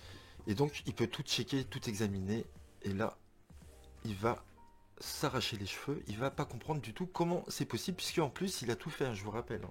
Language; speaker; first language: French; native; French